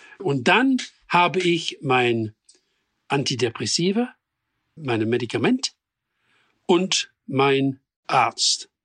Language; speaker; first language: German; non-native, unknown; English